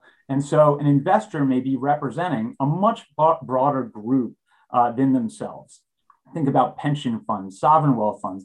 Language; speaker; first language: English; native; English